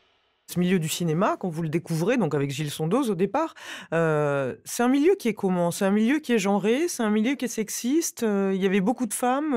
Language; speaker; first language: French; native; French